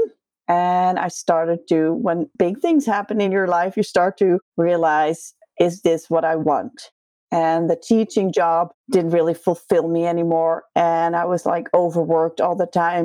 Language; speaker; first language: English; non-native, fluent; Dutch